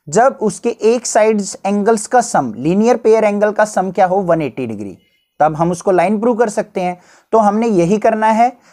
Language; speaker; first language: Hindi; native; Hindi